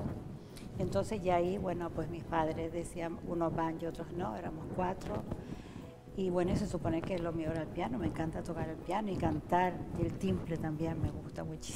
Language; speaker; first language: Spanish; native; Spanish